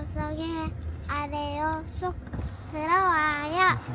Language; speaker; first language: Korean; early bilingual, other home language; Mongolian